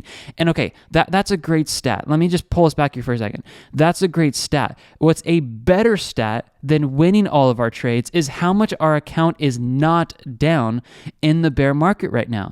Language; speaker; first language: English; native; English